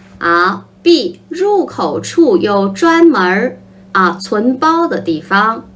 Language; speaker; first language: Chinese; native; Chinese